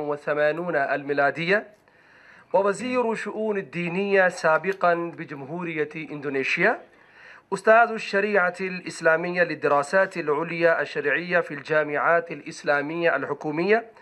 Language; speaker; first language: Arabic; non-native, fluent; Urdu